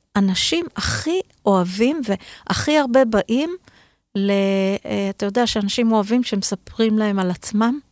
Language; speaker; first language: Hebrew; native; Hebrew